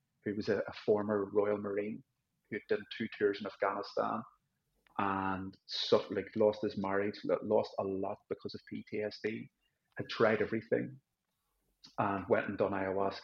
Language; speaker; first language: English; native; English